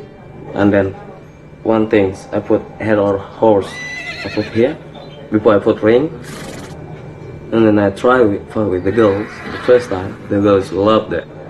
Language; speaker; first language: English; non-native, learner; Indonesian